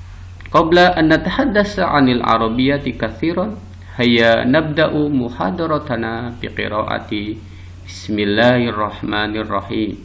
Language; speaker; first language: Arabic; non-native, fluent; Indonesian